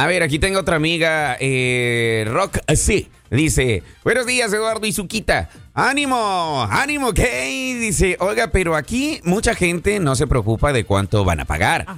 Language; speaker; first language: Spanish; native; Spanish